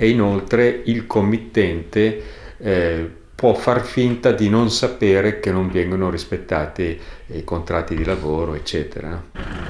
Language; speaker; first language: Italian; native; Italian